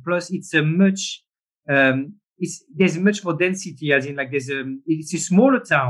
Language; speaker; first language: English; non-native, fluent; French